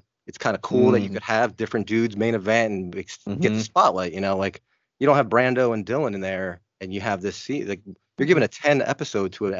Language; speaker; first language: English; native; English